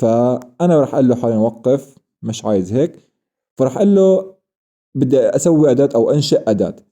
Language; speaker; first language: Arabic; native; Arabic